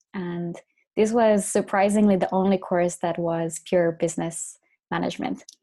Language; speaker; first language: English; non-native, fluent; Finnish